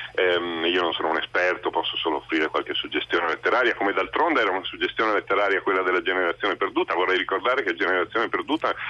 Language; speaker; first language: Italian; native; Italian